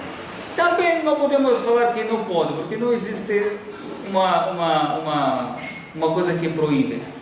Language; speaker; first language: Portuguese; non-native, fluent; Arabic